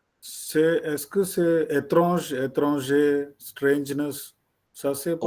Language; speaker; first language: French; non-native, learner; Tamil